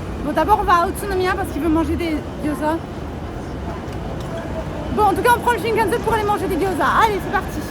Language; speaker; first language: French; native; French